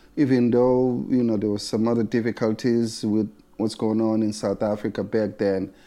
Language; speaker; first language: English; non-native, local second language; Zulu